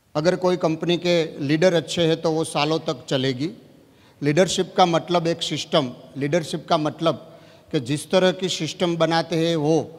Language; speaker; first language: Hindi; non-native, local second language; Gujarati